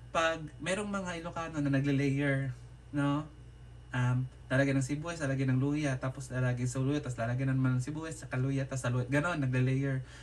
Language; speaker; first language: Filipino; non-native, local second language; Iloko